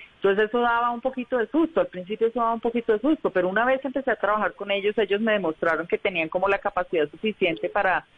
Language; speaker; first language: Spanish; native; Spanish